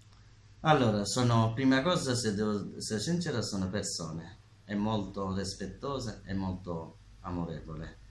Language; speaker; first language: Italian; non-native, learner; Bangla